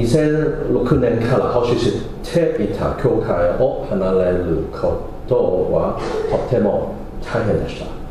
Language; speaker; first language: Japanese; non-native, fluent; English